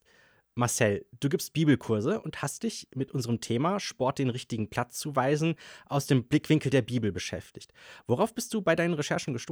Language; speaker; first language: German; native; German